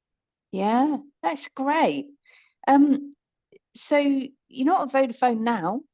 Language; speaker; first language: English; native; English